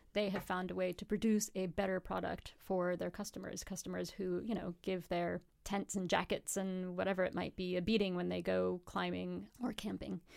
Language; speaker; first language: English; native; English